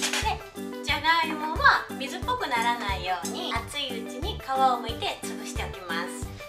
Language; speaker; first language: Japanese; native; Japanese